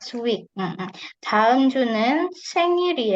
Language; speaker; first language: Korean; non-native, fluent; Indonesian